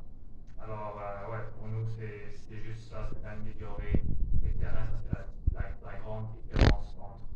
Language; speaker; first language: French; non-native, fluent; German